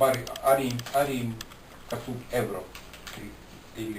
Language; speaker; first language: Bulgarian; non-native, learner; Finnish